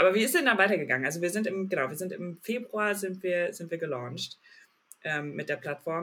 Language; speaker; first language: German; native; German